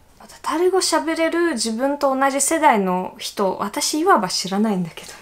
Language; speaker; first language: Japanese; non-native, fluent; Russian